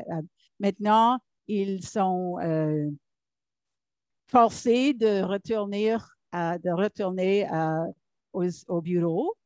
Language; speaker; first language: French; non-native, learner; English